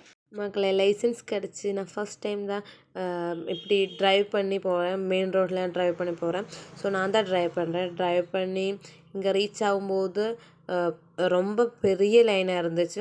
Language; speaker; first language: Tamil; non-native, local second language; Malayalam